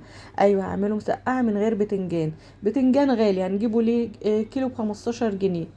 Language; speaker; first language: Arabic; native; Arabic